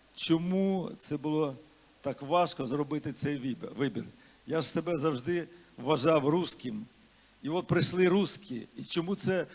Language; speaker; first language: Ukrainian; non-native, local second language; Russian